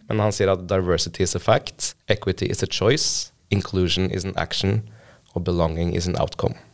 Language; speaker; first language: Norwegian; native; Norwegian